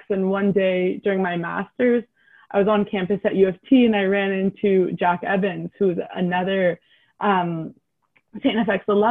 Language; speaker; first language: English; native; English